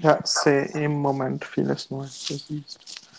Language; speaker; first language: German; non-native, learner; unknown